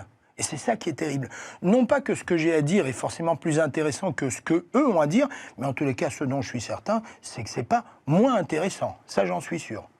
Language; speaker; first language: French; native; French